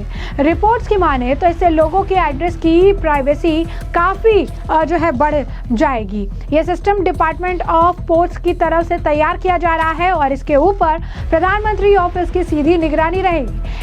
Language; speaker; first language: Hindi; native; Hindi